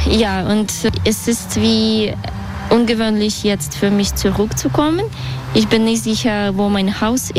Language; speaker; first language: German; non-native, learner; Belarusian